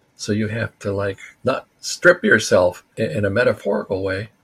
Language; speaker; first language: English; early bilingual, other home language; Spanish